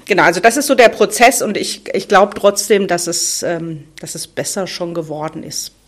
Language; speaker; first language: German; native; German